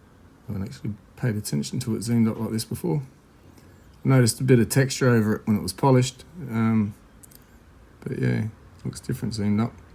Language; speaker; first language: English; native; English